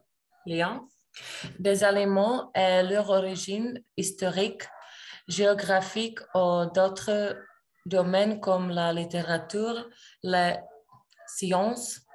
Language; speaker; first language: French; non-native, learner; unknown